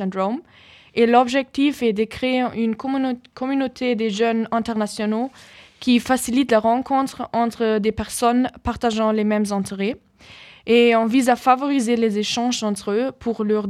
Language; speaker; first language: French; non-native, fluent; German